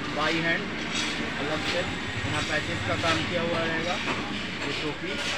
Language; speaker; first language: Hindi; non-native, local second language; Bangla